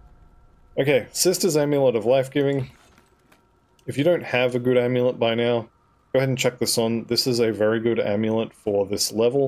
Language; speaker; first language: English; native; English